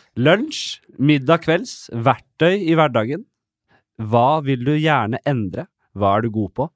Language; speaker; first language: Norwegian; native; Norwegian